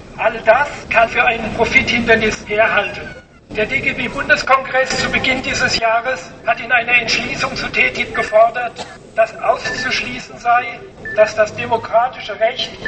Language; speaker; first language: German; native; German